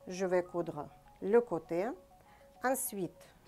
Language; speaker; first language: French; non-native, fluent; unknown